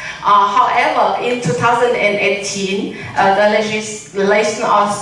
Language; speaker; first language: English; non-native, learner; Vietnamese